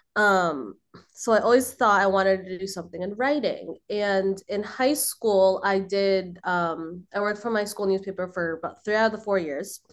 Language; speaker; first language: English; early bilingual, other home language; Filipino